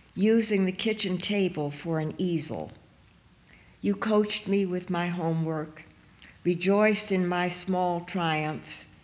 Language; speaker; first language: English; native; English